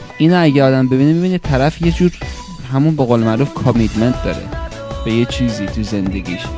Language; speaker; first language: Persian; early bilingual, heritage; Persian